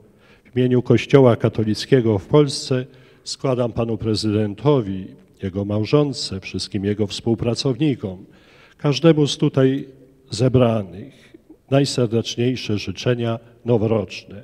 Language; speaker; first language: Polish; native; Polish